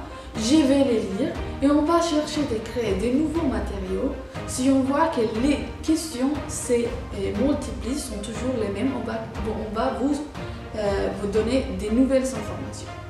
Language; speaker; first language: French; non-native, fluent; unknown